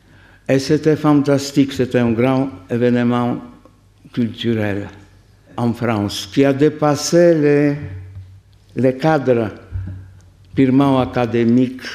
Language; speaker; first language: French; non-native, fluent; Polish